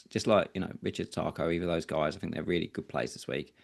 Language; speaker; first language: English; native; English